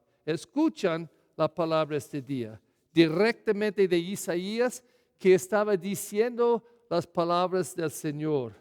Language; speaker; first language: Spanish; non-native, fluent; English